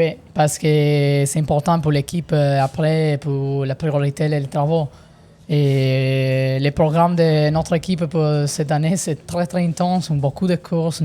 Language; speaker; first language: French; non-native, learner; Italian